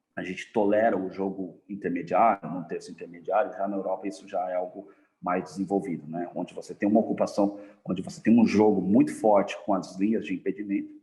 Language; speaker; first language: Portuguese; native; Portuguese